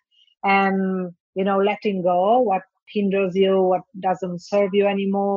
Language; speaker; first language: English; non-native, fluent; Italian